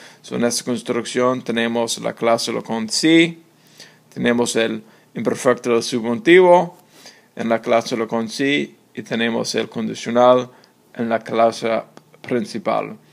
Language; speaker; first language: Spanish; non-native, fluent; English